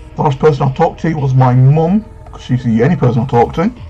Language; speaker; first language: English; native; English